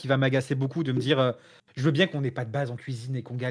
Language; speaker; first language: French; native; French